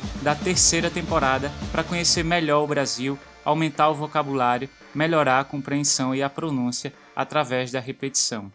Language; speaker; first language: Portuguese; native; Portuguese